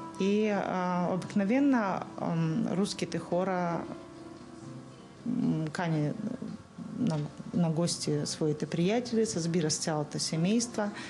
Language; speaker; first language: Bulgarian; non-native, learner; Russian